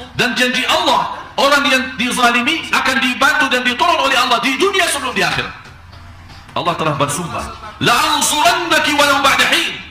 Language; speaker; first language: Malay; non-native, fluent; Arabic